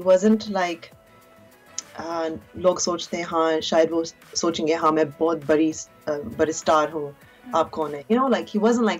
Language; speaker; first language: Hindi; early bilingual, heritage; Urdu